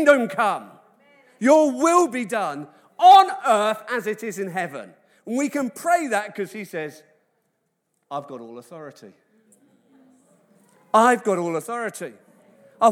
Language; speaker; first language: English; native; English